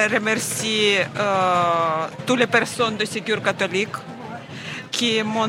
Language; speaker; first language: French; non-native, fluent; Ukrainian